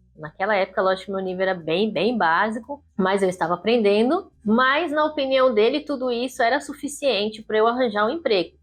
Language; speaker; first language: Portuguese; native; Portuguese